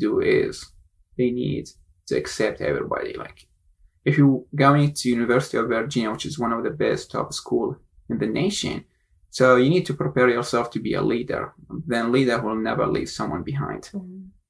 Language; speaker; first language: English; non-native, fluent; Arabic